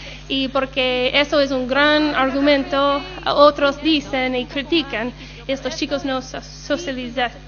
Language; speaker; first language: Spanish; non-native, learner; English